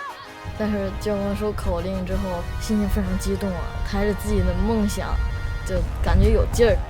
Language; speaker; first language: Chinese; native; Chinese